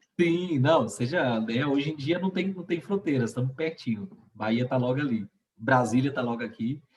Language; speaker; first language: Portuguese; native; Portuguese